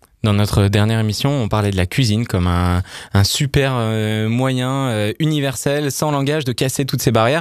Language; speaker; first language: French; native; French